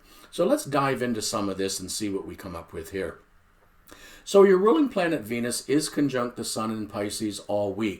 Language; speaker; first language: English; native; English